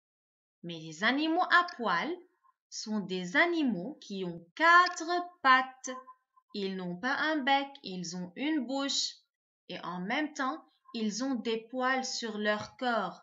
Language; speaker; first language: French; non-native, local second language; Arabic